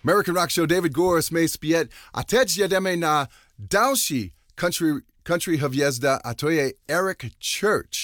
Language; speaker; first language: Czech; non-native, learner; English